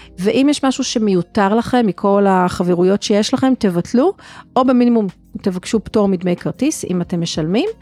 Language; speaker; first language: Hebrew; non-native, fluent; English